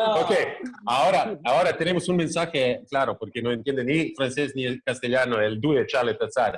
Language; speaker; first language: Spanish; non-native, fluent; Croatian